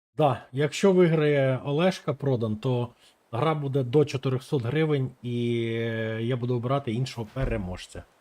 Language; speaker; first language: Ukrainian; non-native, local second language; Russian